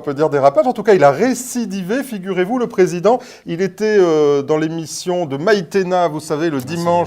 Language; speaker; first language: French; native; French